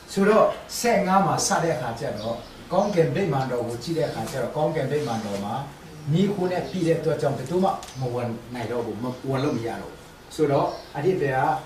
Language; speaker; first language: Burmese; non-native, local second language; Tedim Chin